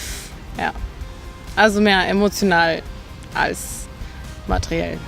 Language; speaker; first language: German; non-native, fluent; Macedonian